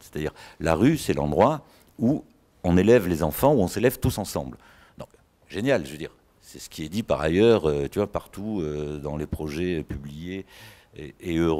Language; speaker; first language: French; native; French